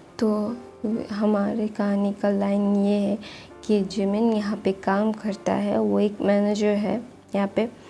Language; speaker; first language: Hindi; non-native, local second language; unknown